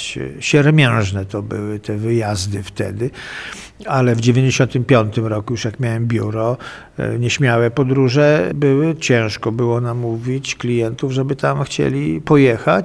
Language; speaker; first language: Polish; native; Polish